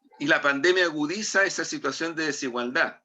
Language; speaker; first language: Spanish; native; Spanish